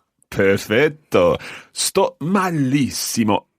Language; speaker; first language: Italian; non-native, fluent; English